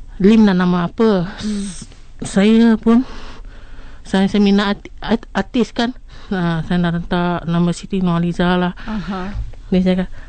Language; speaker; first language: Malay; non-native, local second language; Chinese